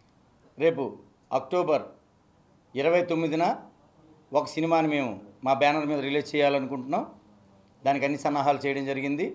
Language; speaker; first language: Telugu; native; Telugu